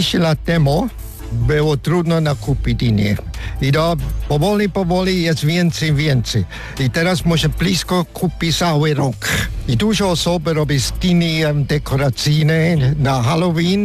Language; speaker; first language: Polish; non-native, learner; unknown